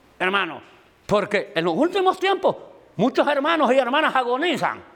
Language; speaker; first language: Spanish; native; Spanish